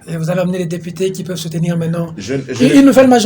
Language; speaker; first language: French; non-native, local second language; Lingala